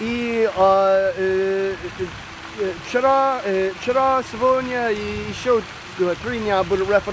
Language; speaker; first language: Russian; non-native, learner; English